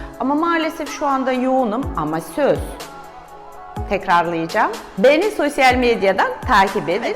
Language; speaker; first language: Turkish; non-native, fluent; Russian